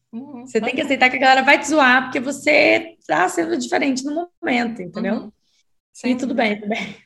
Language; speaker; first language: Portuguese; native; Portuguese